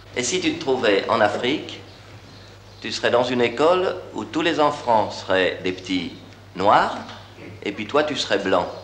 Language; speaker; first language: French; native; French